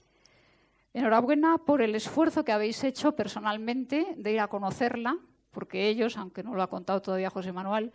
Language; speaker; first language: Spanish; native; Spanish